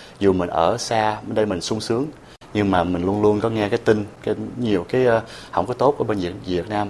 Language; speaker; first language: Vietnamese; early bilingual, heritage; Vietnamese